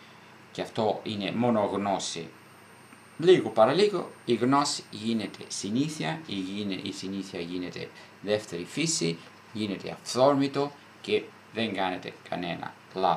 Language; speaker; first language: Greek; non-native, fluent; Italian